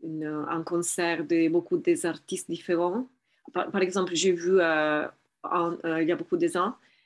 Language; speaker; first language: French; non-native, fluent; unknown